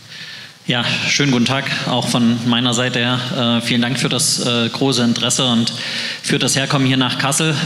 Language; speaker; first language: German; native; German